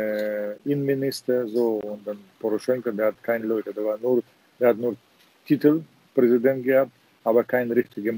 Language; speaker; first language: German; non-native, fluent; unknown